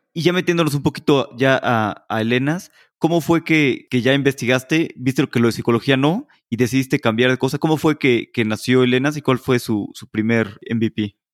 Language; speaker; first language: Spanish; native; Spanish